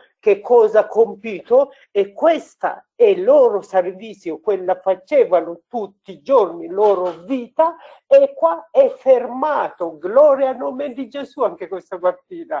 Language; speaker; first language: Italian; non-native, learner; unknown